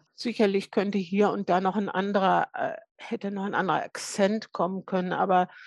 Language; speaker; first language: German; native; German